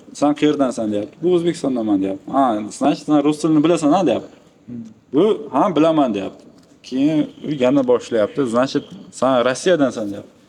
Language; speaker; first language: Uzbek; native; Uzbek